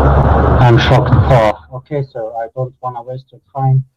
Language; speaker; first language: English; non-native, learner; Bosnian